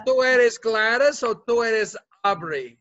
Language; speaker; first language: Spanish; non-native, fluent; English